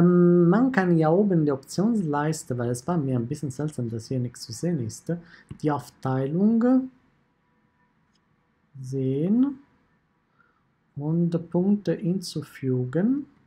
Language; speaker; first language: German; non-native, fluent; Italian